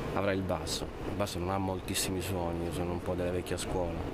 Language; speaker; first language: Italian; native; Italian